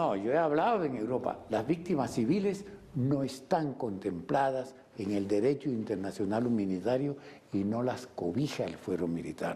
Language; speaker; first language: Spanish; native; Spanish